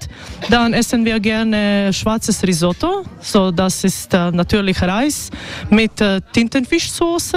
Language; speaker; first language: German; non-native, fluent; Croatian